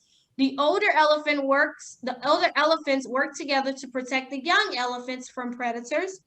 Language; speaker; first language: English; native; English